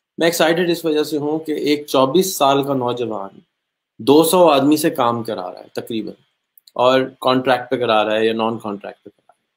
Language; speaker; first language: Urdu; native; Urdu